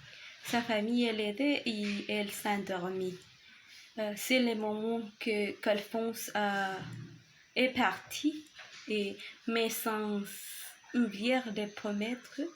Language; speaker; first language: French; non-native, learner; Spanish